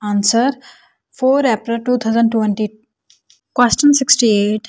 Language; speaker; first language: English; non-native, local second language; Urdu